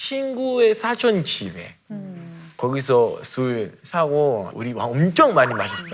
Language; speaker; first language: Korean; non-native, fluent; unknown